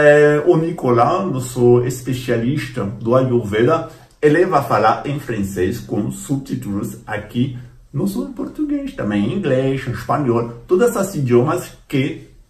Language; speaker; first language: Portuguese; non-native, fluent; French